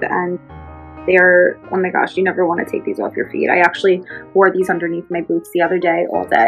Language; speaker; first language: English; native; English